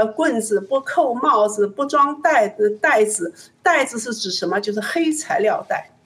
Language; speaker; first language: Chinese; native; Chinese